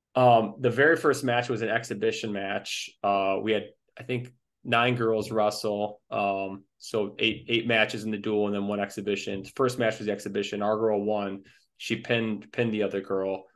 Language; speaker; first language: English; native; English